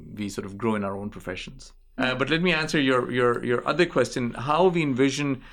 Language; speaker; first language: English; non-native, local second language; Urdu